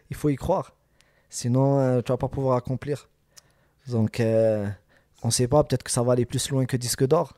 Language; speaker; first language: French; early bilingual, other home language; Arabic